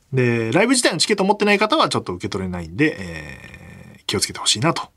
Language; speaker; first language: Japanese; native; Japanese